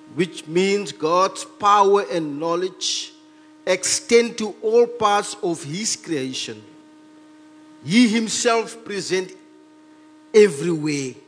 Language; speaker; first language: English; non-native, local second language; Afrikaans